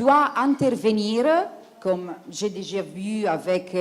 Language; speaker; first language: French; non-native, fluent; Italian